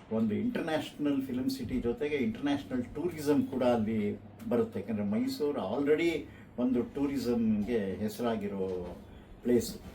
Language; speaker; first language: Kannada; native; Kannada